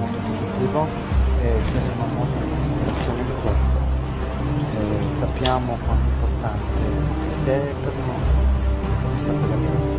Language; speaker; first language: Italian; non-native, learner; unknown